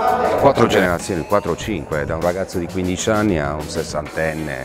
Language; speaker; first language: Italian; native; Italian